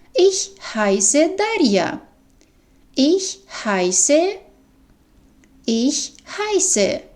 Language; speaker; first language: German; non-native, fluent; Ukrainian